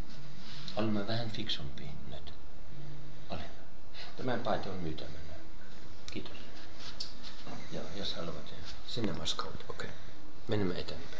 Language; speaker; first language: Finnish; non-native, learner; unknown